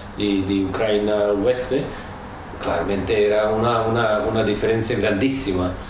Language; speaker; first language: Spanish; non-native, fluent; Czech